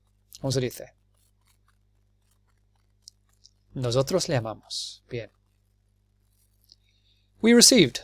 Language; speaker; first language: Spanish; non-native, fluent; English